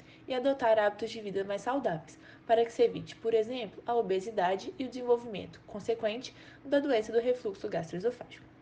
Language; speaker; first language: Portuguese; native; Portuguese